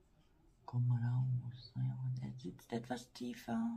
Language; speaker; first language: German; non-native, fluent; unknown